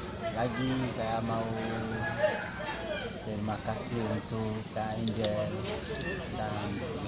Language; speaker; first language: Indonesian; non-native, learner; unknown